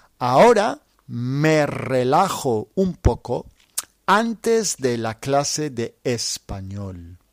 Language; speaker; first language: Spanish; non-native, fluent; English